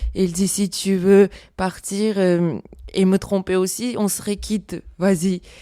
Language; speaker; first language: French; non-native, fluent; Armenian